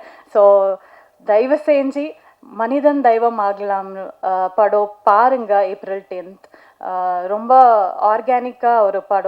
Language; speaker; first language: Tamil; non-native, learner; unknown